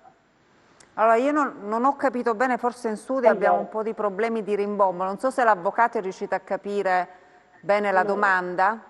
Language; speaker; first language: Italian; native; Italian